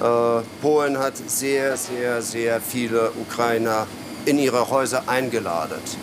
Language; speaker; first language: German; non-native, fluent; Polish